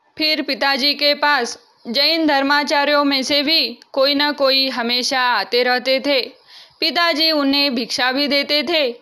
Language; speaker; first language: Hindi; non-native, local second language; Marathi